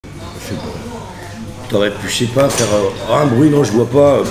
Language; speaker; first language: French; native; French